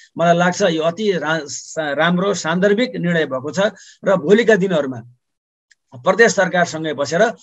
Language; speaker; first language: Nepali; native; Nepali